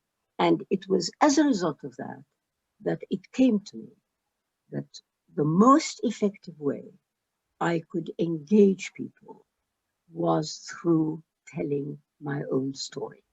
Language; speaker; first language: English; early bilingual, other home language; Arabic